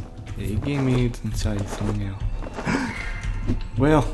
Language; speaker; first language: Korean; non-native, learner; English